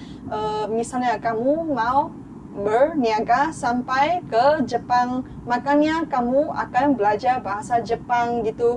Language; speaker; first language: Indonesian; non-native, fluent; Chinese